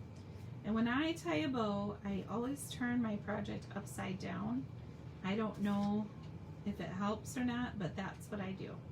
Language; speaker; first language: English; native; English